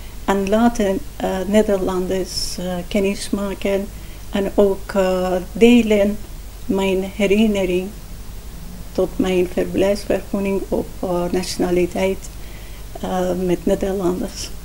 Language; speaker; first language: Dutch; non-native, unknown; Persian